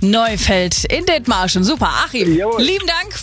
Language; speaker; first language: German; native; German